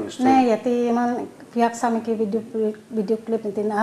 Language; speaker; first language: Greek; early bilingual, other home language; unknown